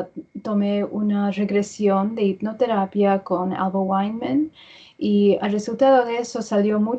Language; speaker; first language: Spanish; early bilingual, heritage; English